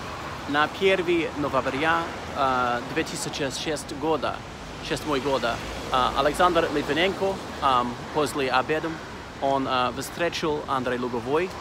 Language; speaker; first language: Russian; non-native, learner; English